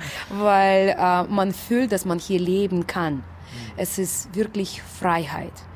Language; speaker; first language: German; non-native, fluent; Russian